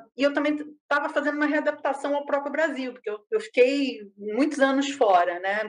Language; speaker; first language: Portuguese; native; Portuguese